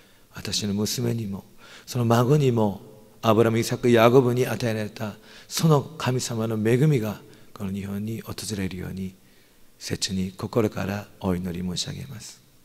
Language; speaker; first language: Japanese; non-native, fluent; Korean